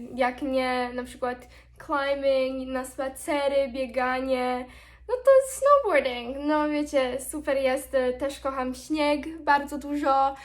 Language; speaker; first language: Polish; early bilingual, heritage; Polish